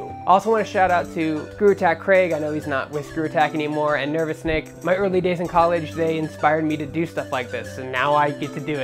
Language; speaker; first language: English; native; English